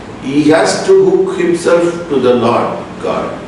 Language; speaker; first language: English; non-native, local second language; Tamil